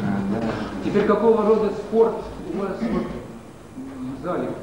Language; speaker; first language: Russian; native; Russian